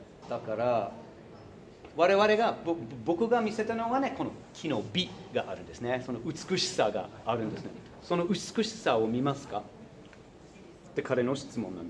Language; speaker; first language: Japanese; non-native, fluent; English